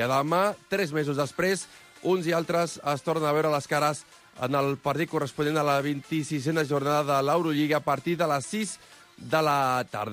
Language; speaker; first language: Spanish; non-native, fluent; Serbian